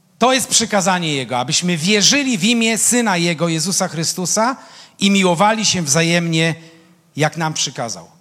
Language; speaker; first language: Polish; native; Polish